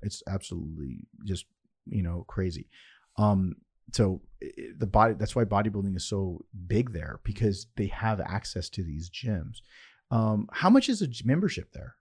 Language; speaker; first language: English; early bilingual, other home language; Persian